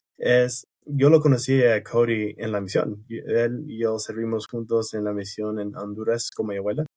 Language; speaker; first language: Spanish; non-native, fluent; English